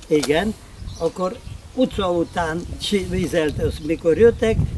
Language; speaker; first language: Hungarian; non-native, local second language; Romanian